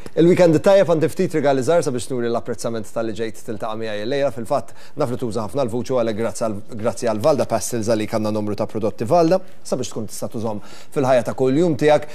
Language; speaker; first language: Maltese; native; Maltese